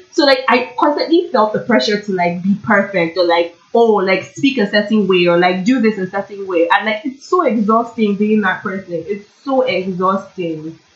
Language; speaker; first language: English; non-native, local second language; Yoruba